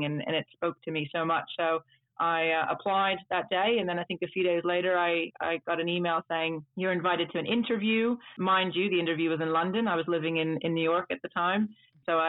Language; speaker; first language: English; early bilingual, other home language; Dutch